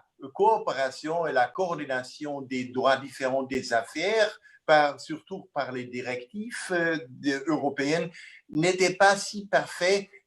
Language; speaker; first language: French; non-native, fluent; German